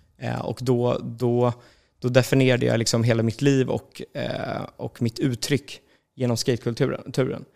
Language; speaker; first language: Swedish; native; Swedish